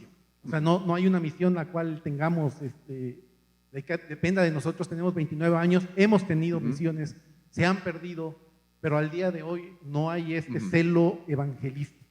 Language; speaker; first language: Spanish; native; Spanish